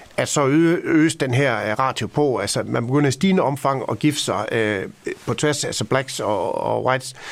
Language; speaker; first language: Danish; native; Danish